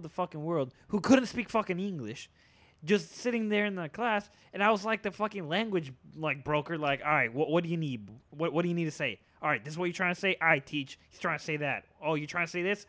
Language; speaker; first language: English; early bilingual, other home language; Spanish